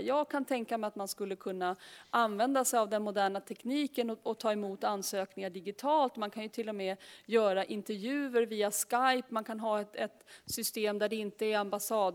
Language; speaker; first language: Swedish; native; Swedish